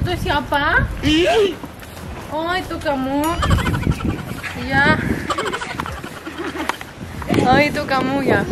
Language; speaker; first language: Indonesian; non-native, learner; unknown